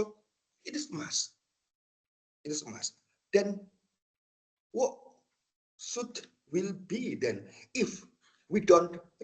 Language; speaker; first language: English; non-native, fluent; Indonesian